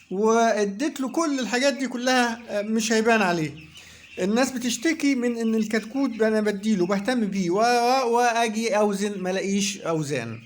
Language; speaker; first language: Arabic; native; Arabic